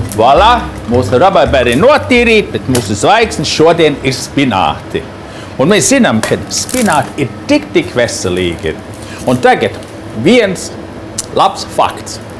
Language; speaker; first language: Latvian; early bilingual, heritage; Latvian